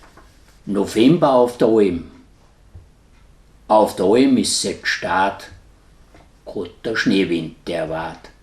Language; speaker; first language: German; native; German